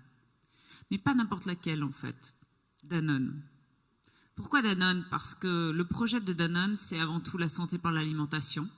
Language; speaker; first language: French; native; French